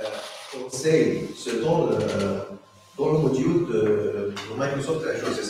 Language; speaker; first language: French; non-native, learner; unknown